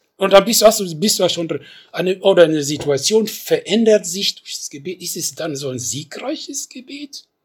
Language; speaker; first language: German; non-native, fluent; French